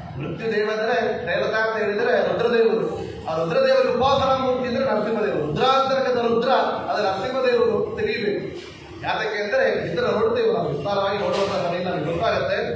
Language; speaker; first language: Kannada; native; Kannada